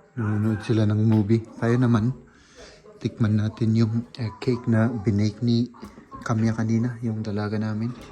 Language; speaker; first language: Filipino; native; Filipino